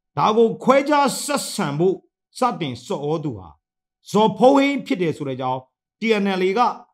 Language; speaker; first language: Burmese; non-native, local second language; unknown